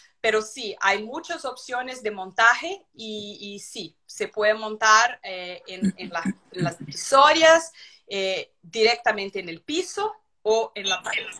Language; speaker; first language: Spanish; non-native, fluent; Portuguese